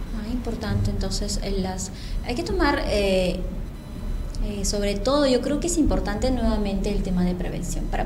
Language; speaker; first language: Spanish; native; Spanish